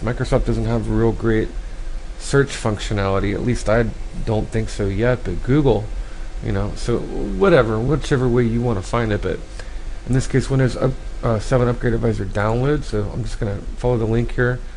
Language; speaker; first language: English; native; English